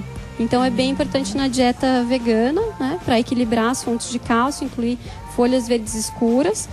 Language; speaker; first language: Portuguese; native; Portuguese